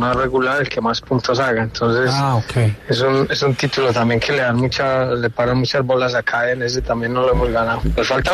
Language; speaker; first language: Spanish; native; Spanish